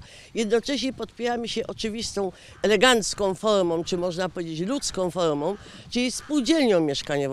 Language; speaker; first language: Polish; native; Polish